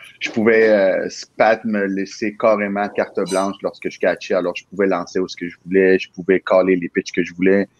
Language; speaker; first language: French; early bilingual, other home language; Spanish